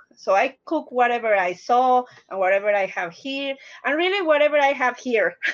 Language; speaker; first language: English; non-native, learner; Spanish